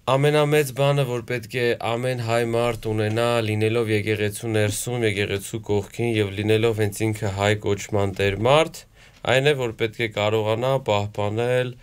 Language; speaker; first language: Armenian; native; Armenian